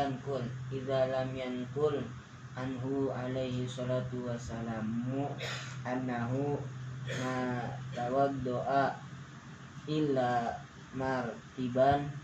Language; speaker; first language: Arabic; non-native, learner; Indonesian